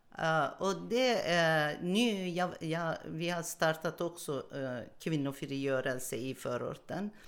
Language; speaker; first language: Swedish; non-native, learner; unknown